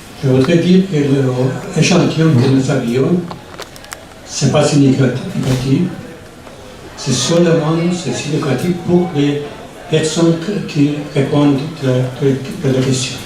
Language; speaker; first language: French; non-native, learner; Persian